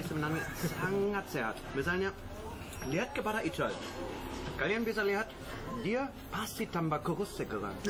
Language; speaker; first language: Indonesian; non-native, fluent; German